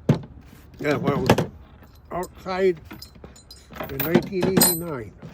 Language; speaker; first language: English; native; English